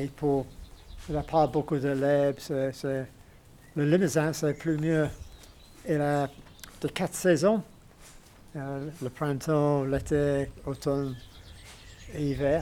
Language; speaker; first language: French; non-native, learner; English